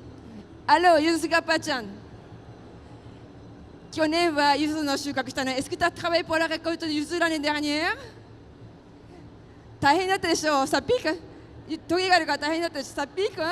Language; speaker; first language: French; non-native, fluent; Japanese